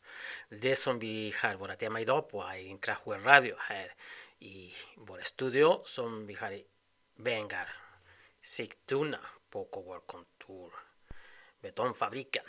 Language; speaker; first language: Swedish; non-native, fluent; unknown